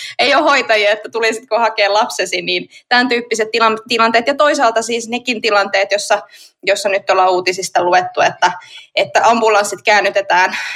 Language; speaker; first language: Finnish; native; Finnish